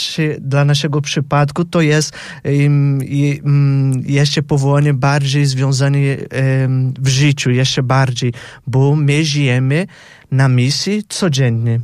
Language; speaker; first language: Polish; non-native, fluent; Portuguese